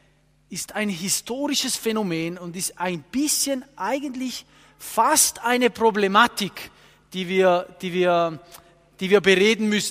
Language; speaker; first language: German; non-native, fluent; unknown